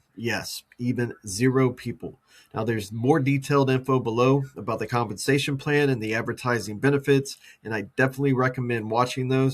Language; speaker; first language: English; native; English